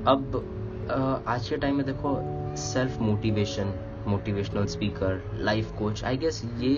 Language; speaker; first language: Hindi; native; Hindi